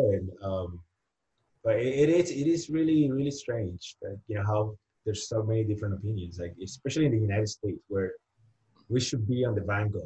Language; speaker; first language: English; non-native, fluent; Spanish